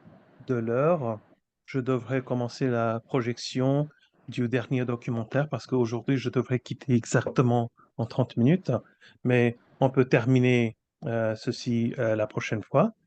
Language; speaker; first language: French; non-native, fluent; Bangla